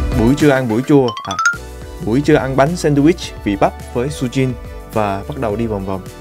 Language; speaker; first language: Vietnamese; non-native, fluent; Korean